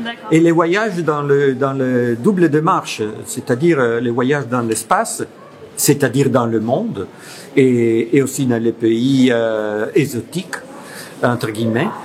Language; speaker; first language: French; non-native, fluent; Italian